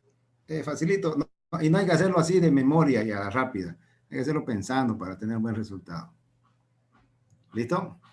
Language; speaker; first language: Spanish; native; Spanish